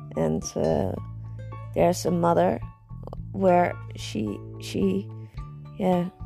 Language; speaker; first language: English; non-native, learner; Dutch